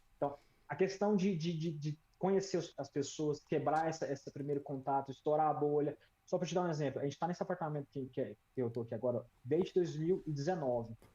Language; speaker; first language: Portuguese; native; Portuguese